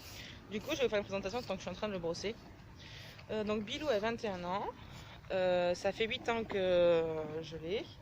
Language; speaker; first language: French; native; French